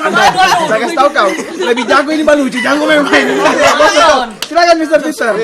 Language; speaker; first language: Indonesian; native; Indonesian